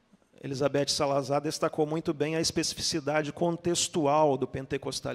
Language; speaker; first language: Portuguese; native; Portuguese